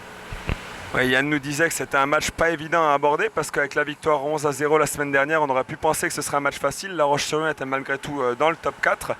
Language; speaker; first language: French; native; French